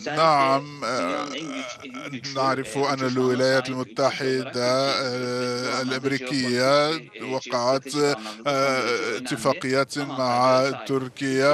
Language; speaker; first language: Arabic; non-native, fluent; Turkish